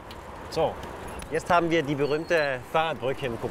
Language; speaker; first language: German; non-native, learner; Danish